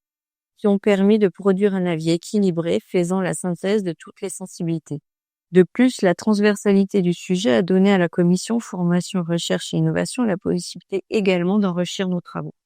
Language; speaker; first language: French; native; French